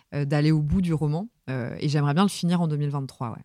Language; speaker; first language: French; native; French